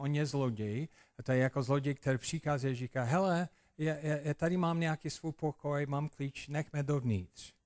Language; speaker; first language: Czech; non-native, fluent; English